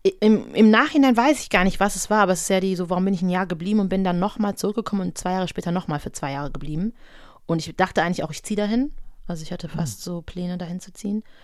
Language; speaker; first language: German; native; German